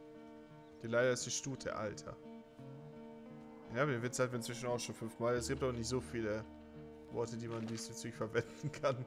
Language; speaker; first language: German; native; German